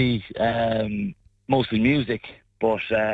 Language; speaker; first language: English; native; English